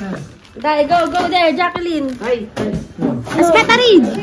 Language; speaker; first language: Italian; non-native, fluent; Filipino